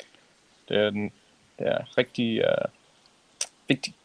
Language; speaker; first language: Danish; non-native, learner; English